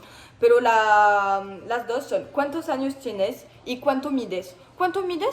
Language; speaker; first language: Spanish; non-native, learner; French